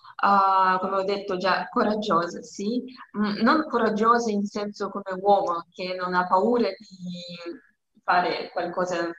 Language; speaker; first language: Italian; non-native, learner; Russian